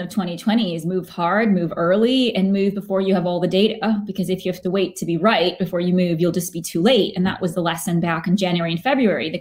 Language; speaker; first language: English; native; English